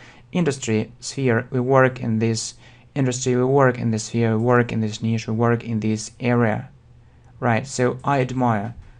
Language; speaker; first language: English; non-native, fluent; Russian